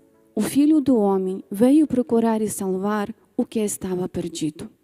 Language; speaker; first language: Portuguese; non-native, fluent; Polish